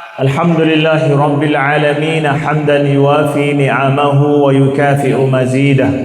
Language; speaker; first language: Malay; non-native, local second language; Achinese